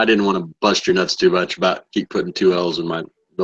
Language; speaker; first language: English; native; English